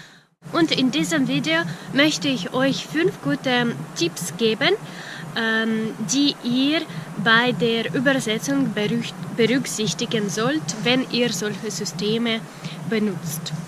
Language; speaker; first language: German; non-native, fluent; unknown